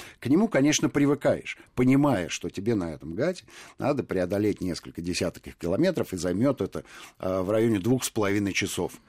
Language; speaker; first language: Russian; native; Russian